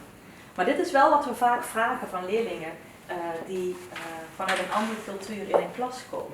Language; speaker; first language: Dutch; early bilingual, other home language; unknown